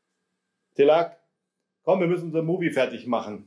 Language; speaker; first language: German; native; German